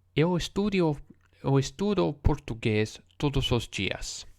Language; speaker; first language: Portuguese; non-native, learner; English